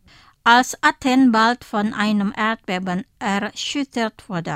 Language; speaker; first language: German; non-native, fluent; Indonesian